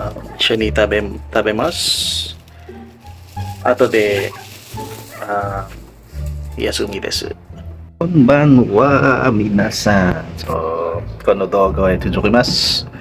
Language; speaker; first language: Japanese; non-native, learner; Filipino